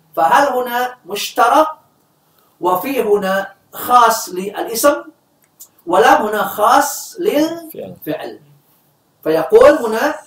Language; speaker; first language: Arabic; non-native, fluent; Indonesian